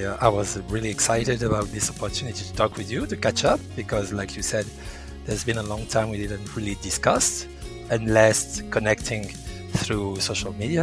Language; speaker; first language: English; non-native, fluent; French